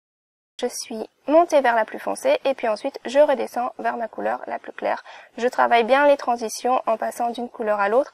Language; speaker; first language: French; native; French